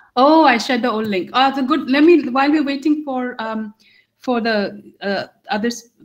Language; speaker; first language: English; non-native, local second language; Hindi